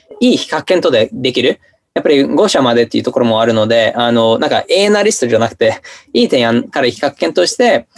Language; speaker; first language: Japanese; non-native, fluent; English